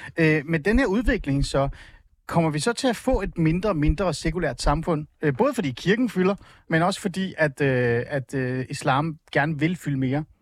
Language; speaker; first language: Danish; early bilingual, other home language; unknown